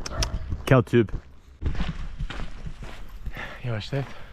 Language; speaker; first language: Hungarian; non-native, learner; English